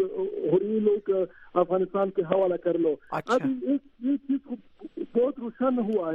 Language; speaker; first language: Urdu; non-native, learner; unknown